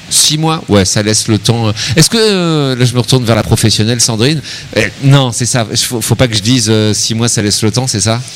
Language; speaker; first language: French; native; French